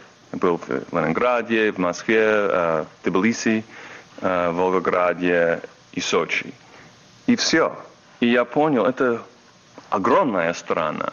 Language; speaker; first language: Russian; non-native, learner; English